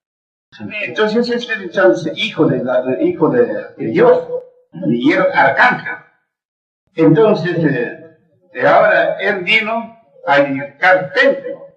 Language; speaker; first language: Spanish; non-native, local second language; Quechua